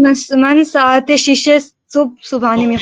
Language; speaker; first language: Persian; non-native, learner; Urdu